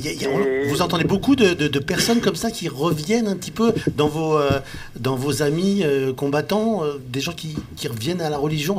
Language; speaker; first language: French; native; French